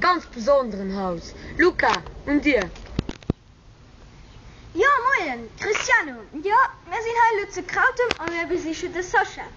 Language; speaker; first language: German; non-native, local second language; Luxembourgish